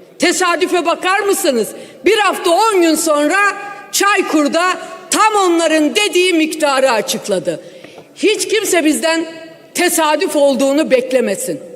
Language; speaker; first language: Turkish; native; Turkish